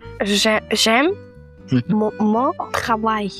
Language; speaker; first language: French; non-native, learner; Uzbek